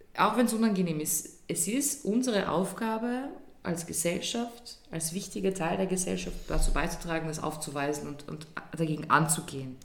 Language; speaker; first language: German; early bilingual, other home language; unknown